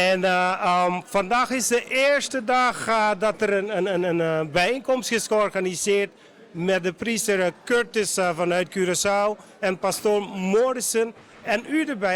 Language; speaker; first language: Dutch; non-native, local second language; Papiamento